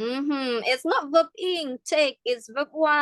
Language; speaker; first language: English; non-native, fluent; Indonesian